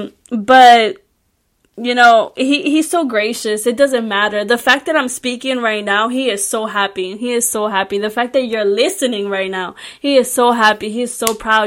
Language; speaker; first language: English; early bilingual, other home language; Spanish